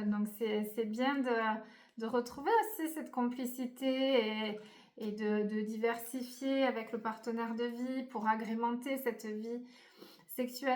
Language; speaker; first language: French; native; French